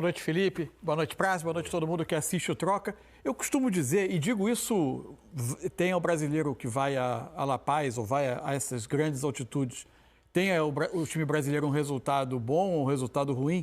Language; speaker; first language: Portuguese; native; Portuguese